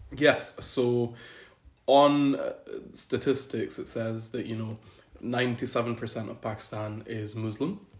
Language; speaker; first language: English; early bilingual, other home language; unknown